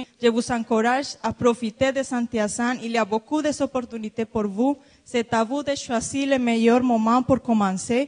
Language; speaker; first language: French; non-native, fluent; Spanish